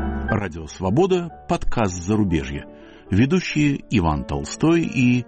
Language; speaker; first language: Russian; native; Russian